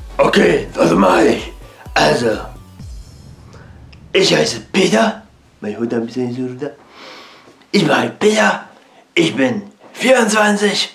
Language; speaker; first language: German; non-native, learner; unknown